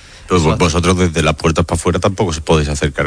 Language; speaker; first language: Spanish; native; Spanish